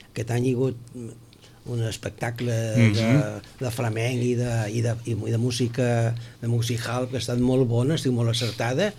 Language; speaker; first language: Catalan; non-native, local second language; Spanish